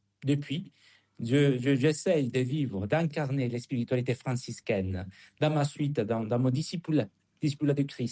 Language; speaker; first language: French; non-native, fluent; Spanish